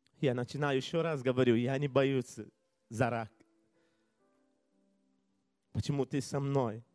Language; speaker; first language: Russian; non-native, learner; Portuguese